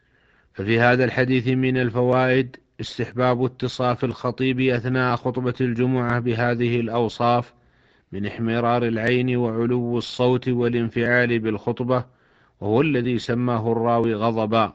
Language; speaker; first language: Arabic; native; Arabic